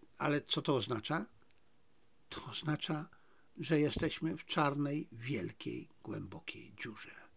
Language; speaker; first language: Polish; native; Polish